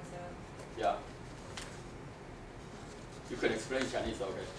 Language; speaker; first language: English; non-native, learner; Chinese